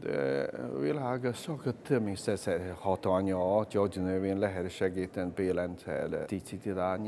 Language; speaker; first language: Hungarian; non-native, learner; Chinese